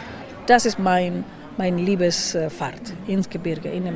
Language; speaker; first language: German; non-native, learner; Spanish